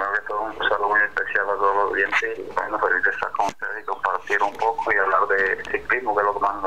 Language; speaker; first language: Spanish; native; Spanish